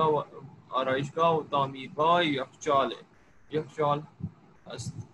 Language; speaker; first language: Persian; non-native, learner; Urdu